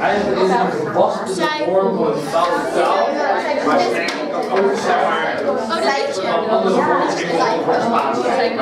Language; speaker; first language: Dutch; native; Dutch